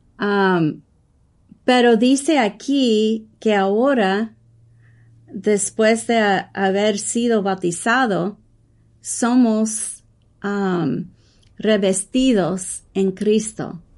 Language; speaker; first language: Spanish; non-native, learner; English